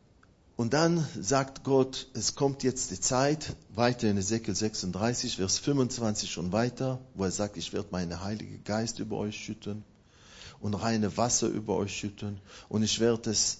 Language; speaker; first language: German; non-native, fluent; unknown